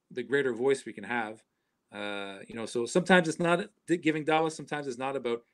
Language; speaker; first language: English; native; English